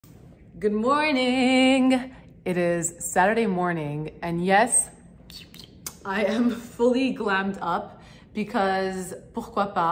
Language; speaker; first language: English; native; English